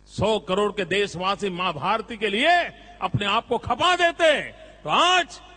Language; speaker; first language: Hindi; non-native, local second language; Gujarati